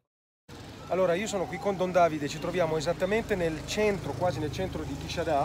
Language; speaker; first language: Italian; native; Italian